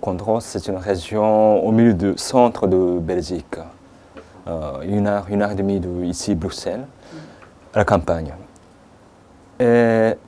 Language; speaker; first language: French; non-native, fluent; Japanese